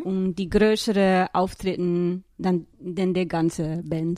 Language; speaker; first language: German; non-native, learner; Dutch